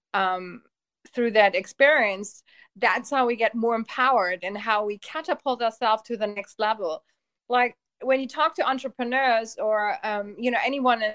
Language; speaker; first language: English; early bilingual, heritage; Polish